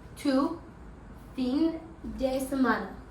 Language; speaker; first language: Spanish; non-native, learner; English